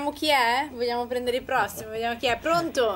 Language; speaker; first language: Italian; native; Italian